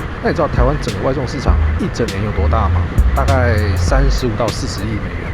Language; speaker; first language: Chinese; native; Chinese